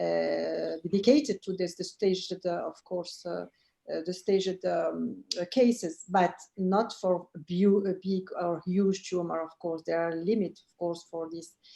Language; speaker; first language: English; non-native, fluent; Arabic